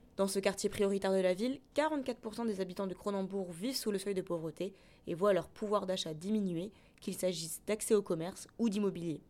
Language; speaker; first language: French; native; French